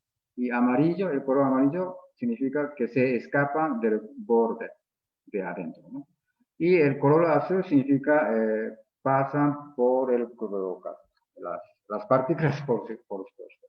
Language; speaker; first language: Spanish; non-native, fluent; Japanese